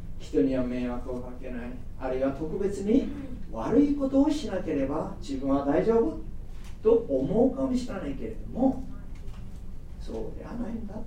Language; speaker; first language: Japanese; non-native, fluent; Korean